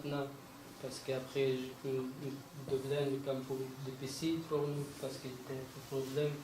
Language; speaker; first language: French; non-native, learner; Pashto